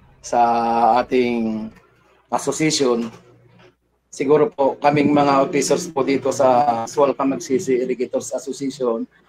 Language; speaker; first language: Filipino; non-native, local second language; Pangasinan